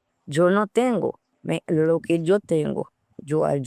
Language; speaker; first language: Spanish; non-native, learner; Haitian Creole